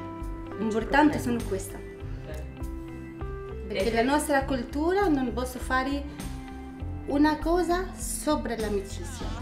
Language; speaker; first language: Italian; non-native, learner; Arabic